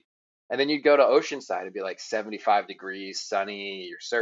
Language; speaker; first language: English; native; English